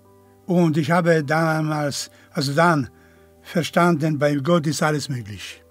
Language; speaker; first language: German; non-native, fluent; Polish